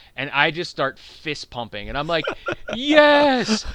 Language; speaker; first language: English; native; English